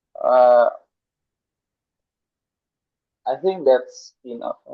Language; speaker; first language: English; non-native, learner; Indonesian